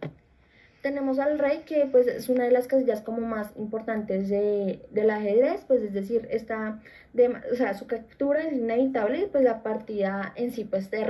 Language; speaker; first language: Spanish; native; Spanish